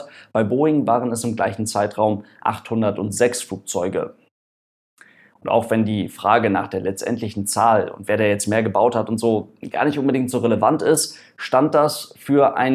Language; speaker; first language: German; native; German